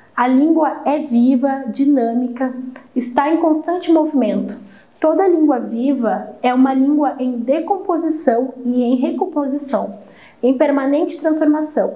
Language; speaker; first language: Portuguese; native; Portuguese